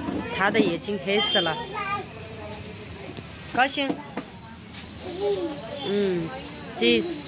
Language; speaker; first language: Chinese; non-native, learner; Nepali